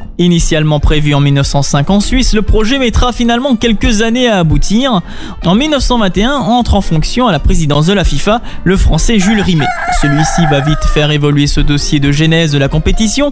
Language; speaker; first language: French; native; French